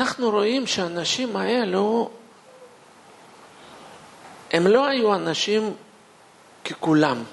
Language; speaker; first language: Hebrew; non-native, fluent; Russian